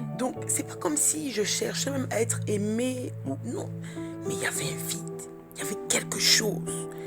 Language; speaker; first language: French; early bilingual, other home language; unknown